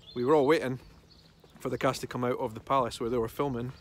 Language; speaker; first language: English; native; English